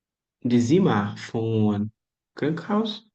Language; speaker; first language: German; non-native, learner; Portuguese